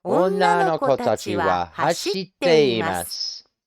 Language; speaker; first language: Japanese; non-native, learner; English